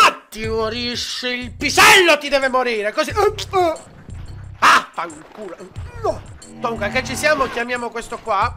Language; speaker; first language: Italian; native; Italian